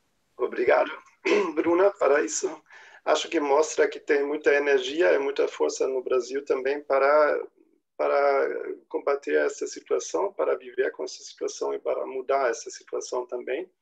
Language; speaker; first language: Portuguese; non-native, fluent; German